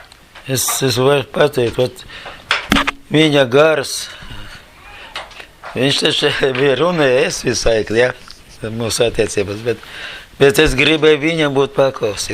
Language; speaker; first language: Latvian; non-native, learner; Russian